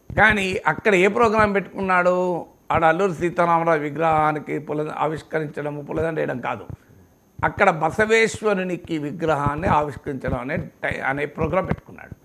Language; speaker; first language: Telugu; native; Telugu